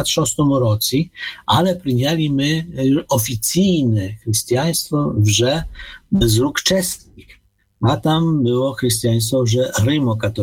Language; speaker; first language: Polish; non-native, fluent; Ukrainian